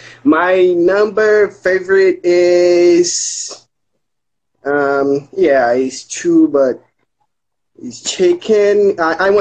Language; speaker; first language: English; non-native, learner; Portuguese